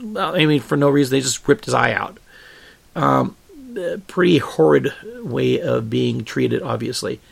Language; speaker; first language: English; native; English